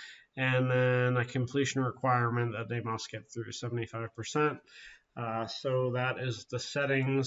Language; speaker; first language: English; native; English